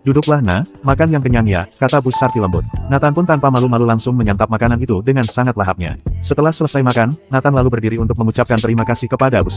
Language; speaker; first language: Indonesian; native; Indonesian